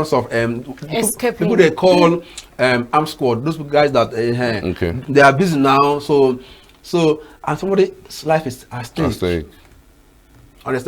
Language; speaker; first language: English; non-native, local second language; Igbo